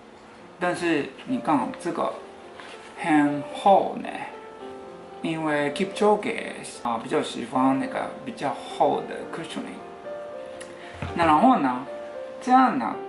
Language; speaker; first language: Chinese; non-native, fluent; Japanese